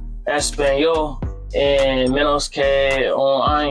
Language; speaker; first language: Spanish; non-native, learner; English